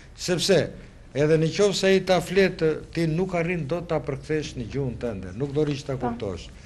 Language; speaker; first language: Albanian; native; Albanian